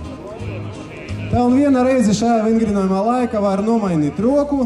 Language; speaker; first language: Latvian; non-native, local second language; Russian